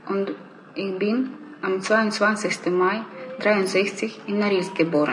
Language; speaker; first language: German; non-native, learner; Russian